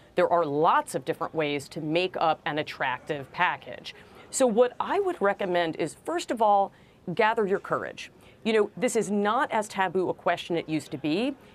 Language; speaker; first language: English; native; English